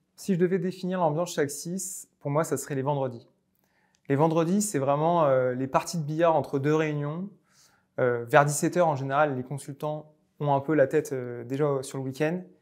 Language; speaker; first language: French; native; French